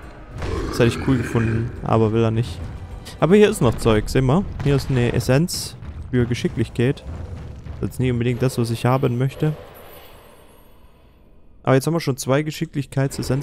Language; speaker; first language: German; native; German